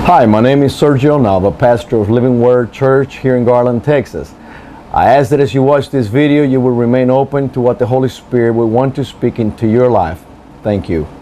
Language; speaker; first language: English; native; English